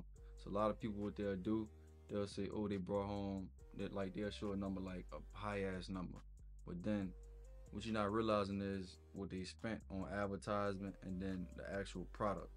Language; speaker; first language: English; native; English